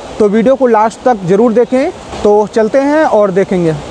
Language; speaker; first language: Hindi; native; Hindi